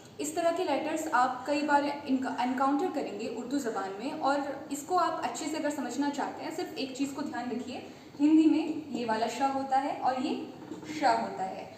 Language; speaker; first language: Hindi; native; Hindi